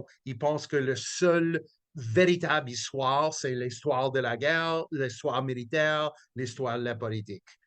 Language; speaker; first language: French; non-native, local second language; English